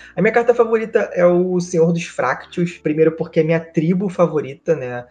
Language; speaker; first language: Portuguese; native; Portuguese